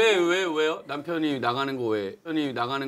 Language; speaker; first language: Korean; native; Korean